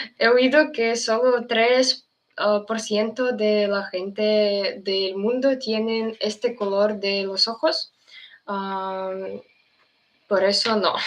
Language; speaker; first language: Spanish; non-native, fluent; Russian